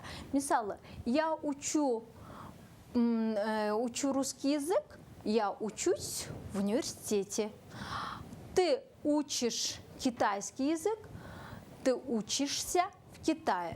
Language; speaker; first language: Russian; non-native, local second language; Kyrgyz